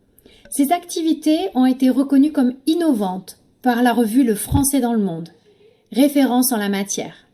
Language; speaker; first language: French; native; French